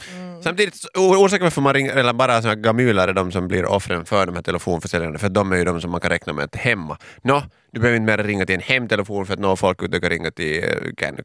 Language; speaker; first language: Swedish; native; Swedish